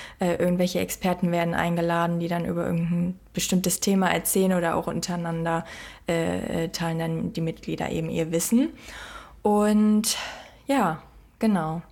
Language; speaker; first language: German; native; German